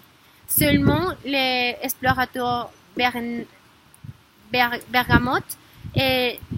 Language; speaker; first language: French; non-native, learner; Spanish